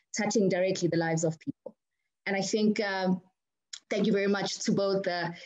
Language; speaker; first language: English; non-native, local second language; Zulu